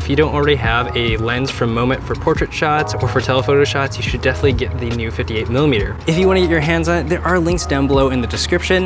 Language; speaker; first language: English; native; English